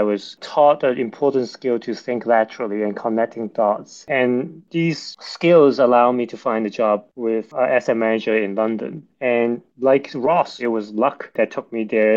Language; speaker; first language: English; non-native, local second language; Cantonese